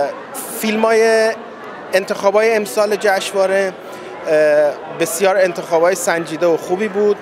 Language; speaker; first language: Persian; native; Persian